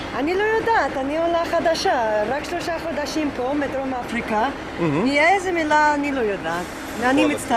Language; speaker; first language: Hebrew; non-native, learner; English